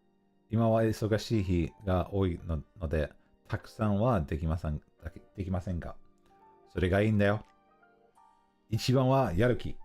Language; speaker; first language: Japanese; non-native, learner; English